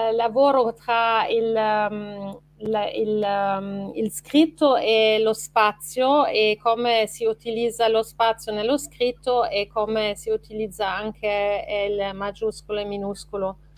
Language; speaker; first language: Italian; non-native, fluent; French